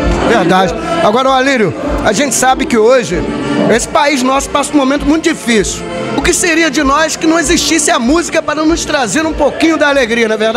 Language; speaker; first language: Portuguese; native; Portuguese